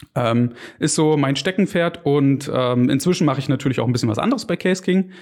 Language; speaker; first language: German; native; German